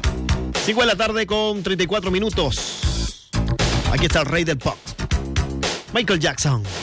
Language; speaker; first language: Spanish; native; Spanish